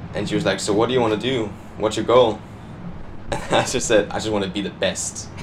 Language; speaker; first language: English; non-native, fluent; Danish